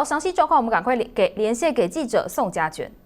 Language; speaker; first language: Chinese; native; Chinese